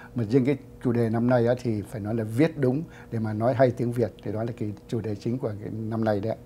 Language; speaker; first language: Vietnamese; native; Vietnamese